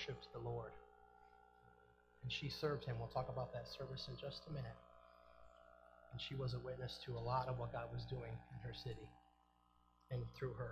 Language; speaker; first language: English; native; English